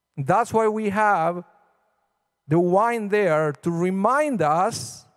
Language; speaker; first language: English; non-native, fluent; Spanish